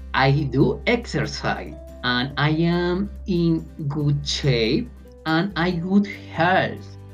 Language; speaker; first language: English; non-native, learner; Spanish